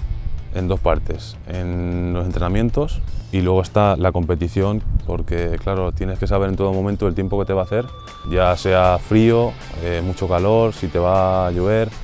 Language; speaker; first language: Spanish; native; Spanish